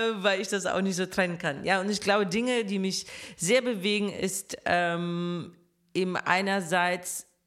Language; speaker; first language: German; non-native, fluent; Russian